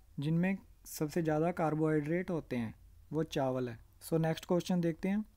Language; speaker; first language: Hindi; non-native, local second language; Punjabi